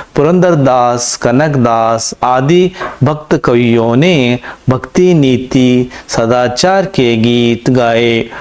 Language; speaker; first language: Hindi; non-native, local second language; Kannada